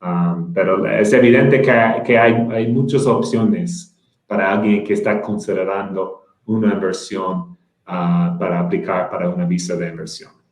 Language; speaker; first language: Spanish; non-native, fluent; English